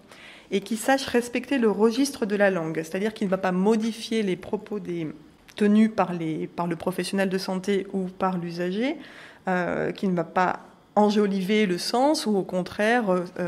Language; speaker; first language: French; native; French